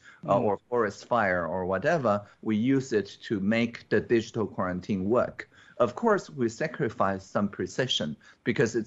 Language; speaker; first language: English; non-native, fluent; Chinese